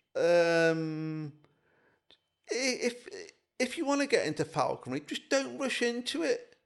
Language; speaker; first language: English; native; English